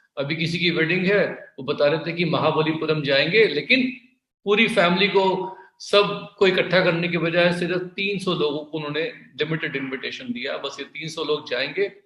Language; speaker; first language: Hindi; native; Hindi